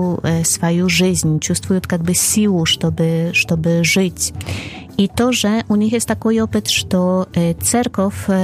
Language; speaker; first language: Russian; non-native, fluent; Polish